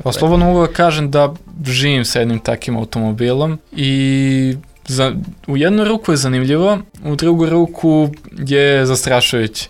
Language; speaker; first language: Serbian; native; Serbian